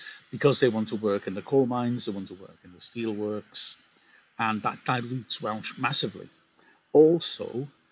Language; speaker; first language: English; native; English